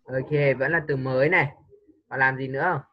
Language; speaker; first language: Vietnamese; native; Vietnamese